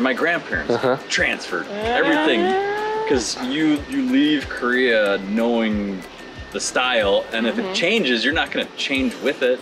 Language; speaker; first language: English; early bilingual, other home language; Korean